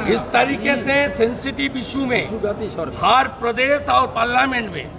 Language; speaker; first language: Hindi; non-native, local second language; Bangla